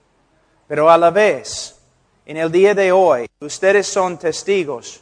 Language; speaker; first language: Spanish; non-native, fluent; English